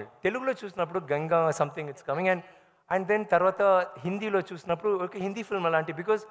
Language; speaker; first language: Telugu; non-native, learner; Tamil